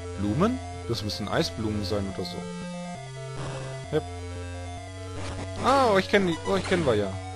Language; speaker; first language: German; native; German